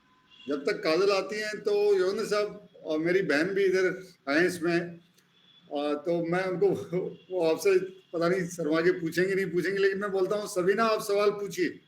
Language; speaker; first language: Hindi; native; Hindi